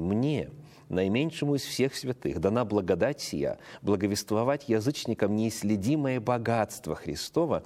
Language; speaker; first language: Russian; native; Russian